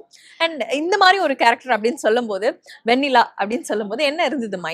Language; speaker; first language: Tamil; native; Tamil